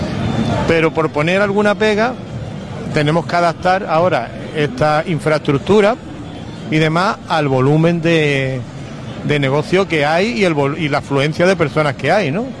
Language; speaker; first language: Spanish; native; Spanish